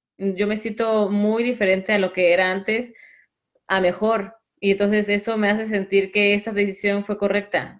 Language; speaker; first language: Spanish; native; Spanish